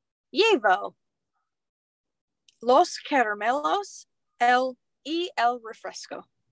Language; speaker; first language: Spanish; non-native, learner; English